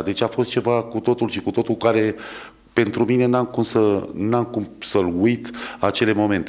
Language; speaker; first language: Romanian; native; Romanian